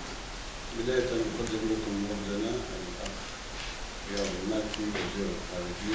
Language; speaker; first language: Arabic; native; Arabic